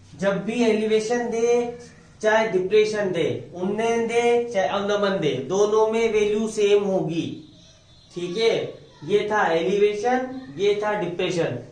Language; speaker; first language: Hindi; native; Hindi